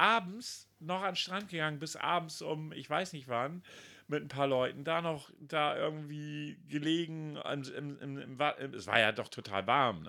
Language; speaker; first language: German; native; German